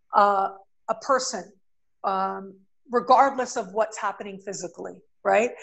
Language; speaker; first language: English; native; English